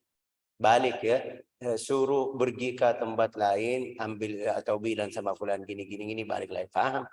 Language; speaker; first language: Indonesian; non-native, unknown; Arabic